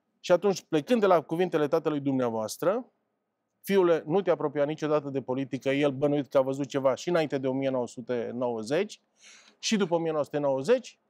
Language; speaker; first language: Romanian; native; Romanian